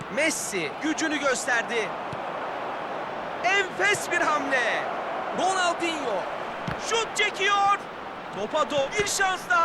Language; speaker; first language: Turkish; native; Turkish